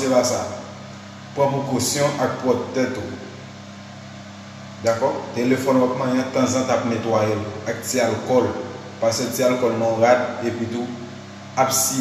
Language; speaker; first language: French; non-native, learner; Haitian Creole